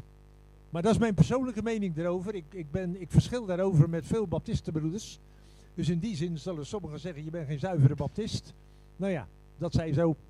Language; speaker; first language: Dutch; native; Dutch